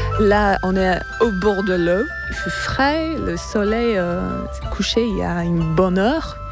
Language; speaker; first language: French; non-native, fluent; English